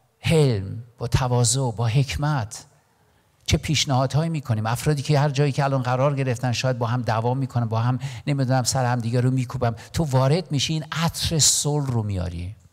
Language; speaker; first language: Persian; non-native, local second language; Armenian